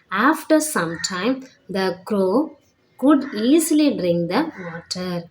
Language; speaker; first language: English; non-native, local second language; Tamil